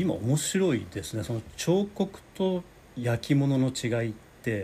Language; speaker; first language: Japanese; native; Japanese